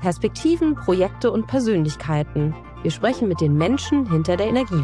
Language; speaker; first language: German; native; German